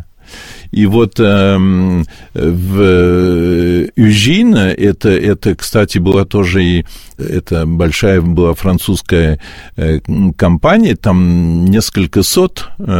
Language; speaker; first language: Russian; early bilingual, heritage; Russian